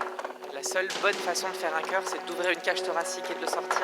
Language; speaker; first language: French; native; French